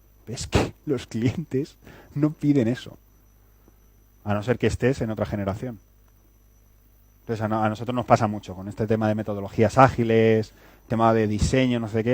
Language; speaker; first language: Spanish; native; Spanish